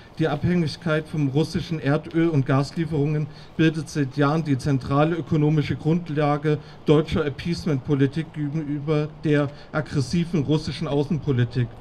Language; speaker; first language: German; native; German